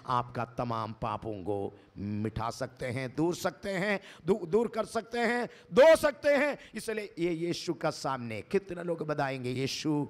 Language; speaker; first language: Hindi; non-native, local second language; Malayalam